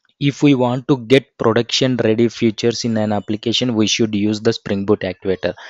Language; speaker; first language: English; non-native, local second language; Telugu